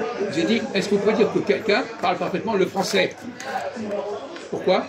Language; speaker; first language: French; native; French